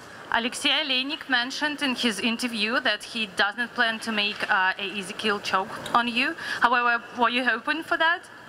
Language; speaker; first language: English; non-native, fluent; Russian